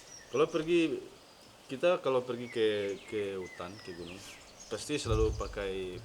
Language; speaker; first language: Indonesian; non-native, local second language; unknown